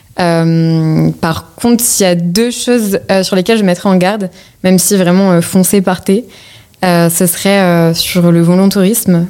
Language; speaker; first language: French; native; French